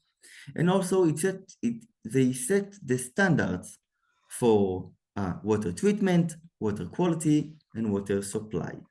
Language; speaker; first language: English; non-native, fluent; Hebrew